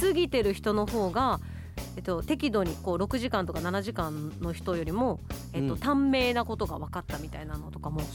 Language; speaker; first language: Japanese; native; Japanese